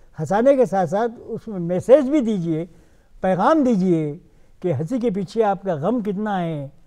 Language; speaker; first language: Hindi; non-native, local second language; Urdu